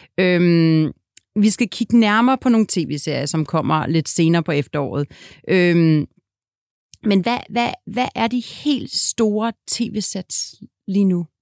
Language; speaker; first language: Danish; native; Danish